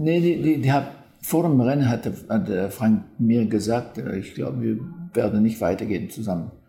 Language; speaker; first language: German; non-native, fluent; French